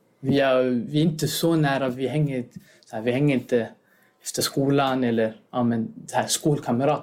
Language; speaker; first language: Swedish; non-native, fluent; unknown